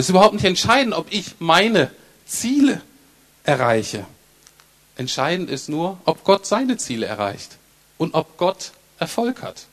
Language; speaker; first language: German; native; German